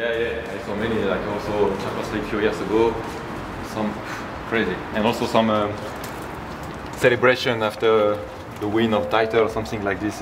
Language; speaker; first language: English; non-native, fluent; French